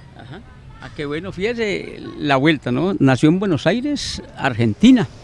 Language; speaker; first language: Spanish; native; Spanish